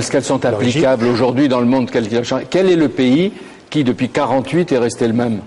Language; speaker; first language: French; native; French